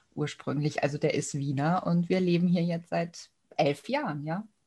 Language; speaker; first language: German; native; German